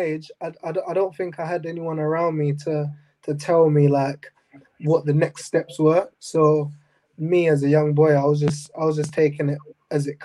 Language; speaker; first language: English; native; English